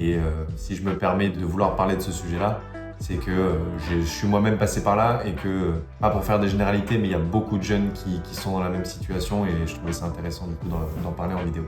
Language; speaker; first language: French; native; French